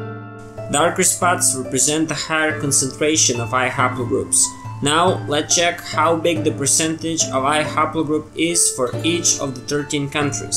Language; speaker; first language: English; non-native, fluent; Serbian